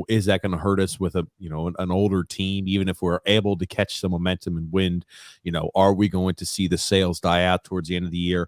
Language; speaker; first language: English; native; English